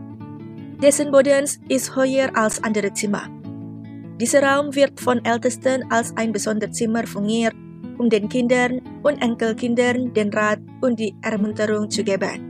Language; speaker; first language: German; non-native, learner; Indonesian